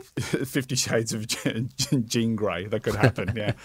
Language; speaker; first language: English; native; English